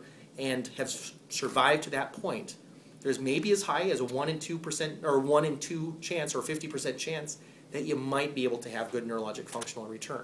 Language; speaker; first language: English; native; English